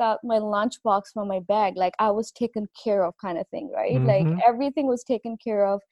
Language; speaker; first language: English; non-native, local second language; Punjabi